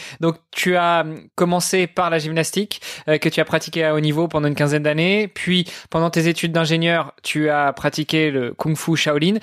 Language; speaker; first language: French; native; French